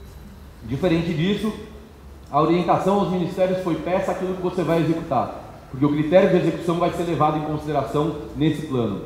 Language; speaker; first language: Portuguese; native; Portuguese